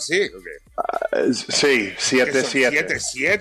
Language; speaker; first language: Spanish; early bilingual, heritage; English